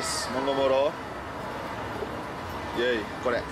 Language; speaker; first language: Japanese; non-native, fluent; Indonesian